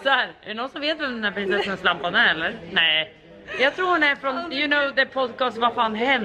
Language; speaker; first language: Swedish; native; Swedish